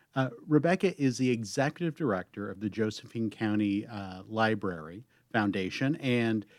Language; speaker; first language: English; native; English